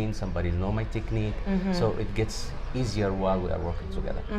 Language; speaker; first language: English; non-native, fluent; Arabic